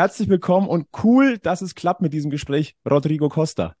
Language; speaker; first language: German; native; German